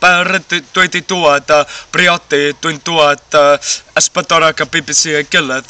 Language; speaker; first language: Welsh; non-native, learner; English